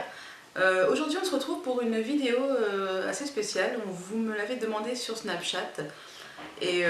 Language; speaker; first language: French; native; French